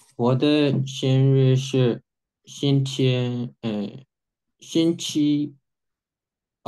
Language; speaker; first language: Chinese; non-native, learner; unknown